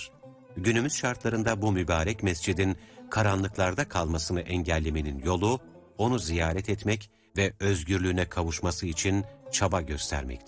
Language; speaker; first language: Turkish; native; Turkish